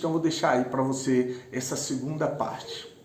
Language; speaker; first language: Portuguese; native; Portuguese